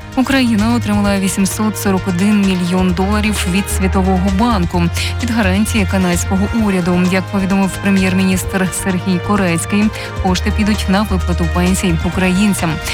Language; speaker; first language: Ukrainian; native; Ukrainian